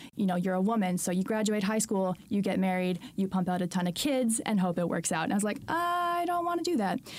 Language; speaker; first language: English; native; English